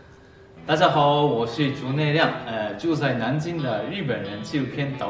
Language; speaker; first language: Chinese; non-native, fluent; Japanese